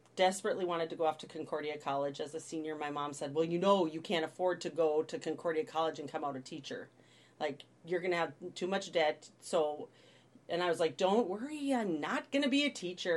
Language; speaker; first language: English; native; English